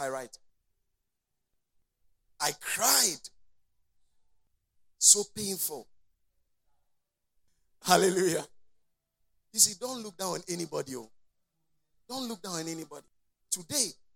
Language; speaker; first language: English; non-native, local second language; Akan